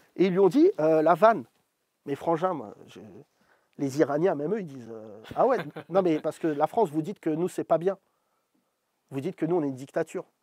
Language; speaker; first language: French; native; French